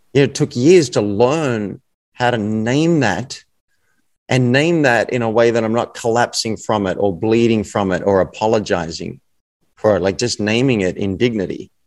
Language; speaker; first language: English; native; English